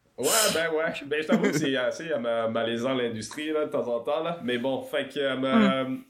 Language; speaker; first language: French; early bilingual, other home language; Swahili